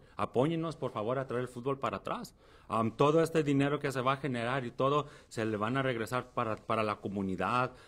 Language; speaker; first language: Spanish; early bilingual, heritage; Spanish